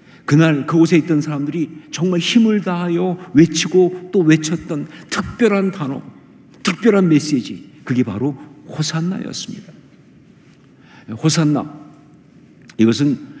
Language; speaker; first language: Korean; native; Korean